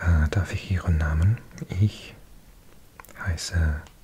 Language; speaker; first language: German; non-native, learner; English